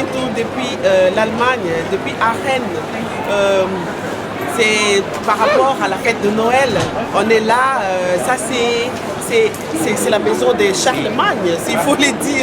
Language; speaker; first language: French; non-native, local second language; Lingala